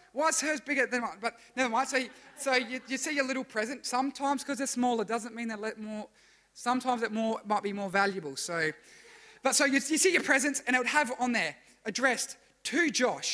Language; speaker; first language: English; native; English